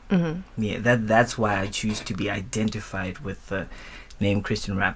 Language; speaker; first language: English; non-native, local second language; Shona